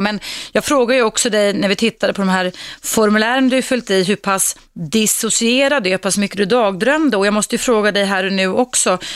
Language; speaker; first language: Swedish; native; Swedish